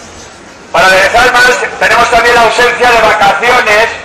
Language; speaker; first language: Spanish; native; Spanish